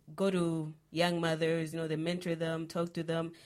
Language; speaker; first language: English; non-native, local second language; Nyanja